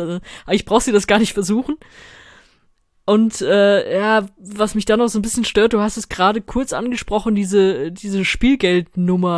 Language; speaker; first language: German; native; German